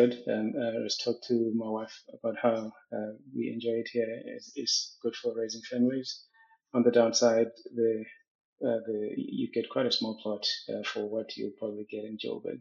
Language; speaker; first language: English; non-native, local second language; Swati